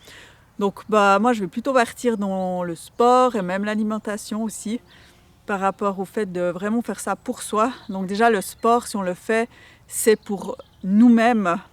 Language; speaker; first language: French; native; French